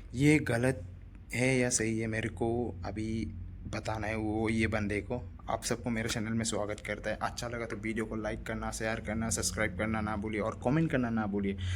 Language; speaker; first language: Hindi; non-native, local second language; Assamese